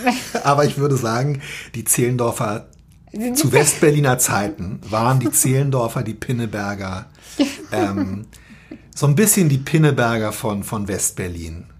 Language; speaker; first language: German; native; German